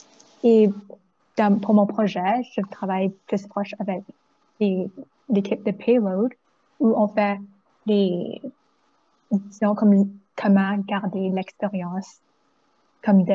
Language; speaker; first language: French; non-native, learner; English